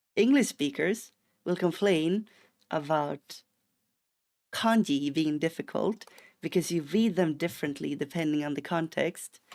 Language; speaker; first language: English; non-native, fluent; Swedish